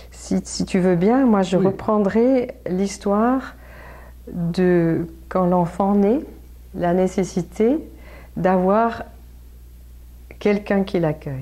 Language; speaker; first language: French; native; French